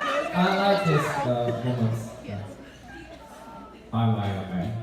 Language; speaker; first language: English; non-native, learner; Korean